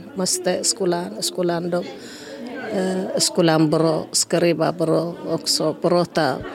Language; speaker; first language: Swedish; non-native, learner; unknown